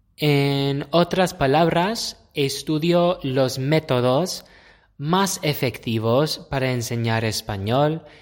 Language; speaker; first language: Spanish; non-native, fluent; English